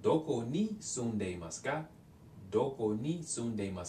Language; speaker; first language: Japanese; non-native, learner; English